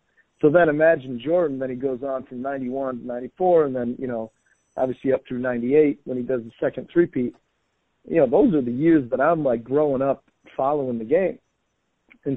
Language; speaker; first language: English; native; English